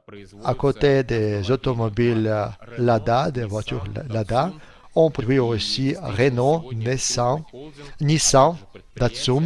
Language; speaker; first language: French; non-native, fluent; Russian